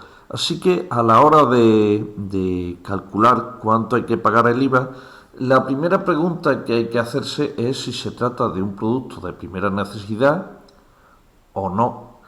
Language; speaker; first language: Spanish; native; Spanish